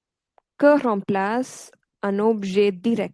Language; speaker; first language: French; non-native, fluent; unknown